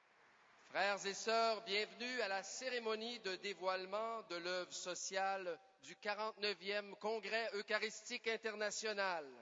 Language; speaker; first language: French; native; French